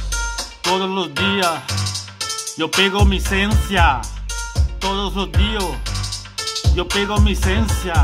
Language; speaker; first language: Spanish; non-native, learner; Papiamento